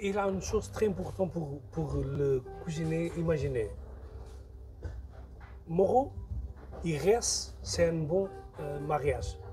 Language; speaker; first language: French; non-native, learner; Portuguese